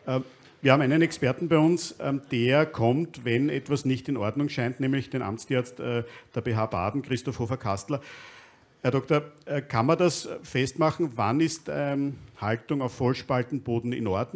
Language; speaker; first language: German; native; German